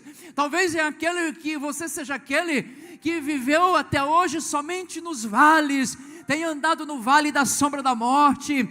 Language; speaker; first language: Portuguese; native; Portuguese